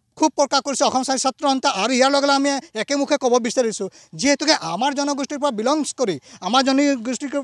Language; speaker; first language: Assamese; non-native, local second language; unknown